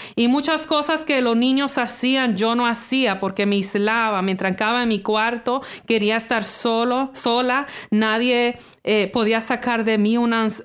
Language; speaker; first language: Spanish; early bilingual, heritage; English